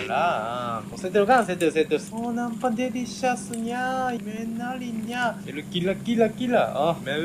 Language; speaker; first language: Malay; non-native, learner; Japanese